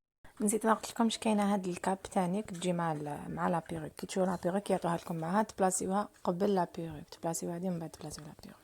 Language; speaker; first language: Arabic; native; Arabic